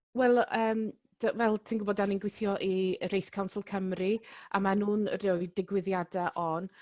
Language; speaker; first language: Welsh; non-native, local second language; English